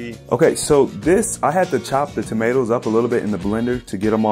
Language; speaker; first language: English; native; English